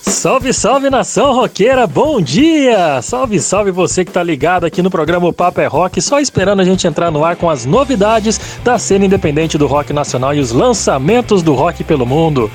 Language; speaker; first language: Portuguese; native; Portuguese